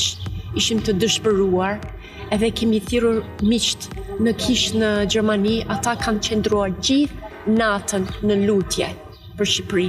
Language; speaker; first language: Albanian; non-native, learner; English